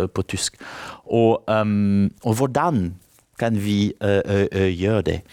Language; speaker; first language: Norwegian; non-native, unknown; French